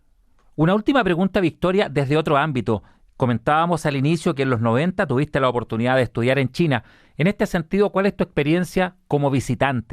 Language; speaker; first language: Spanish; native; Spanish